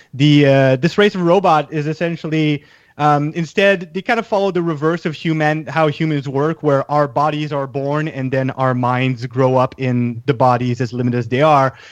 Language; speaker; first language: English; native; English